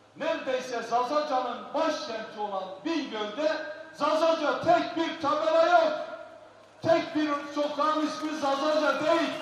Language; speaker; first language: Turkish; non-native, local second language; Kurdish